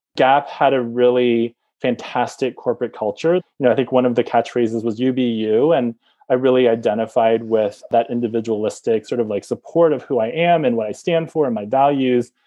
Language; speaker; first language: English; native; English